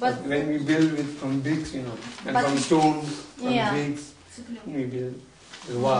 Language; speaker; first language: English; non-native, learner; Tibetan